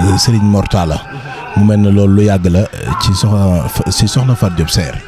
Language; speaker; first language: Wolof; native; Wolof